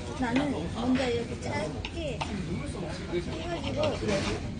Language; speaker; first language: Korean; non-native, fluent; Japanese